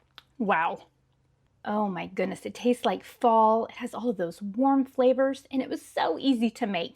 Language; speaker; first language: English; native; English